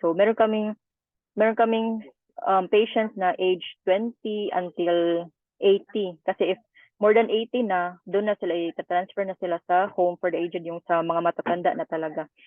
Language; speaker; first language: Filipino; native; Filipino